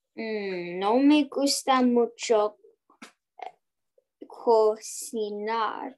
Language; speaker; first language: Spanish; non-native, learner; English